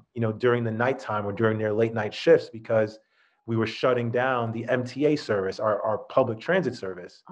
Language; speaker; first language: English; native; English